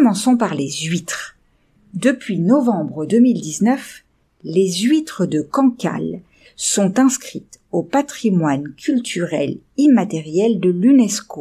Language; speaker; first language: French; native; French